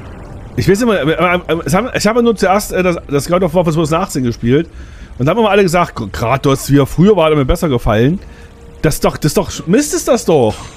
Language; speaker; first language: German; native; German